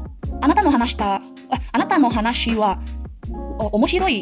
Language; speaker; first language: Japanese; non-native, learner; English